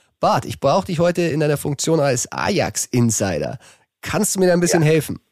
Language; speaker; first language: German; native; German